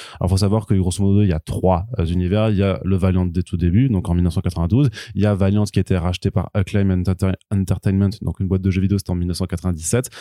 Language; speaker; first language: French; native; French